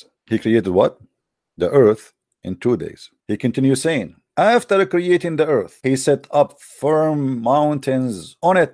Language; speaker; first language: English; non-native, fluent; Arabic